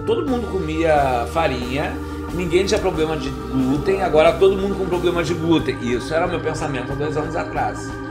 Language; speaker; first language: Portuguese; native; Portuguese